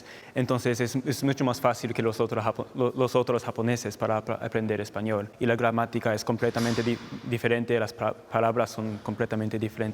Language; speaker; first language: Spanish; non-native, fluent; Japanese